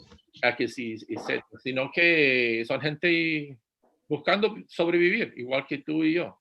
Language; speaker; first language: Spanish; non-native, fluent; English